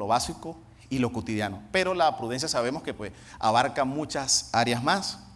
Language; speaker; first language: Spanish; native; Spanish